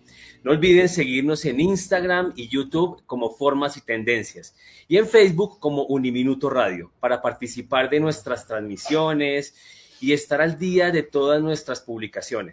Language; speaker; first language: Spanish; native; Spanish